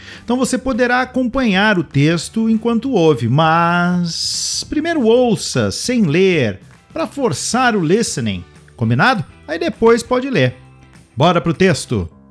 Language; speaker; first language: Portuguese; native; Portuguese